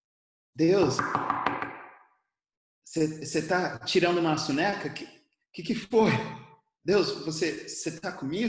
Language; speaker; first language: Portuguese; early bilingual, other home language; English